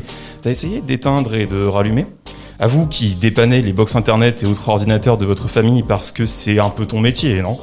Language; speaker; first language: French; native; French